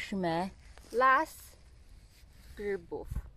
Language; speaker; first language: Polish; non-native, learner; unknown